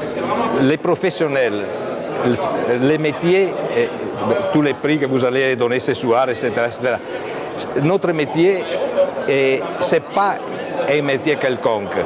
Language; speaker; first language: French; non-native, fluent; Italian